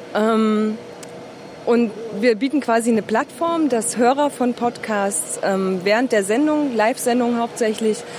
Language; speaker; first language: German; native; German